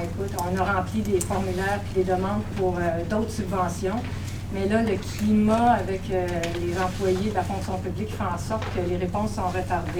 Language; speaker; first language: French; native; French